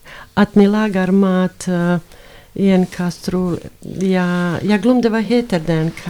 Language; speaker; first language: Swedish; non-native, fluent; Bosnian